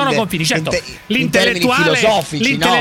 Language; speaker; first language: Italian; native; Italian